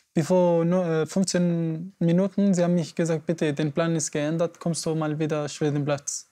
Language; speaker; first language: German; non-native, fluent; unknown